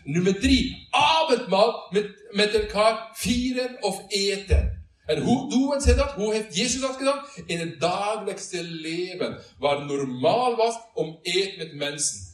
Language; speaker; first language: Dutch; non-native, learner; Norwegian